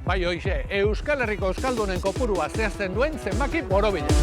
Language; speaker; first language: Basque; native; Basque